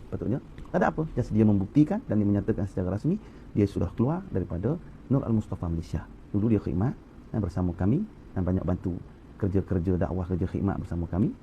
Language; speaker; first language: Malay; native; Malay